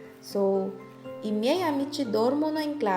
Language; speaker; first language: Italian; non-native, learner; Filipino